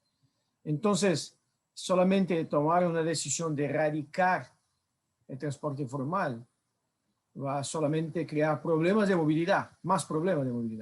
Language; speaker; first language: Spanish; non-native, fluent; Portuguese